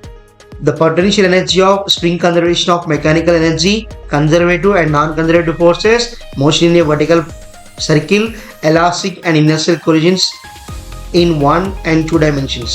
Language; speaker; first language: English; non-native, local second language; Telugu